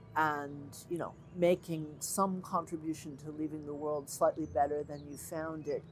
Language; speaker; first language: English; native; English